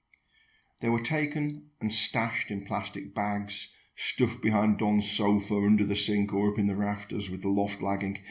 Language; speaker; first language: English; native; English